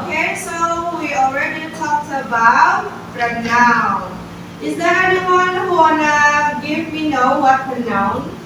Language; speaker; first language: English; non-native, fluent; Indonesian